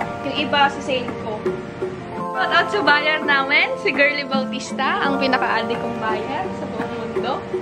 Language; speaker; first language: Filipino; native; Filipino